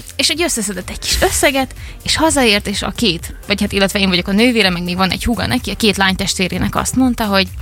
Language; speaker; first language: Hungarian; native; Hungarian